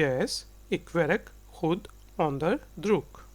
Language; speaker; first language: Dutch; non-native, fluent; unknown